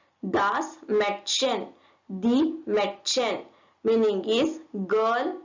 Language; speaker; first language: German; non-native, learner; Hindi